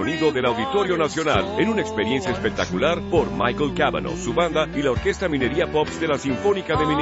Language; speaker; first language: Spanish; native; Spanish